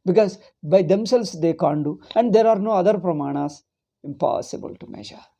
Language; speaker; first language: English; non-native, local second language; Kannada